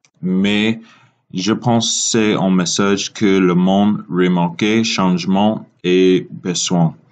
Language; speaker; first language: French; non-native, learner; English